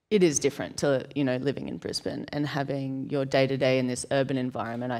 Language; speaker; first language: English; native; English